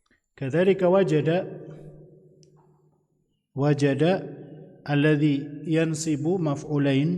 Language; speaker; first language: Arabic; non-native, fluent; Indonesian